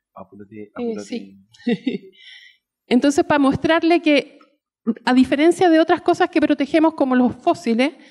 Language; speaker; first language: Spanish; native; Spanish